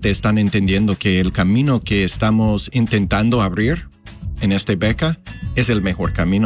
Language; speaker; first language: Spanish; non-native, fluent; English